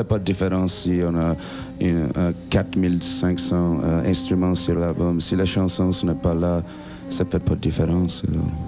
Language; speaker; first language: French; non-native, learner; English